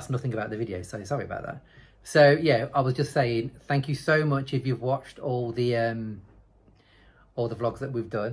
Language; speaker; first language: English; native; English